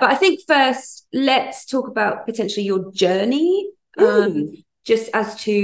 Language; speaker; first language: English; native; English